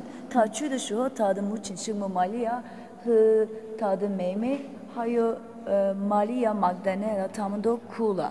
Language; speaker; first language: Chinese; non-native, fluent; Turkish